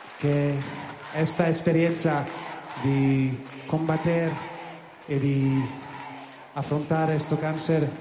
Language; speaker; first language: Spanish; non-native, learner; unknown